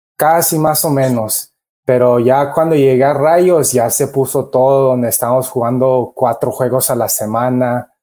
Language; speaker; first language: Spanish; early bilingual, heritage; Spanish